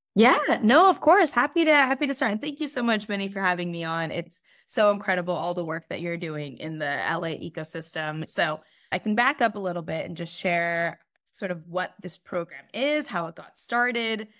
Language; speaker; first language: English; native; English